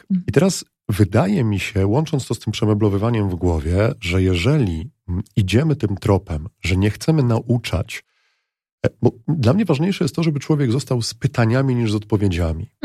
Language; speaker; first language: Polish; native; Polish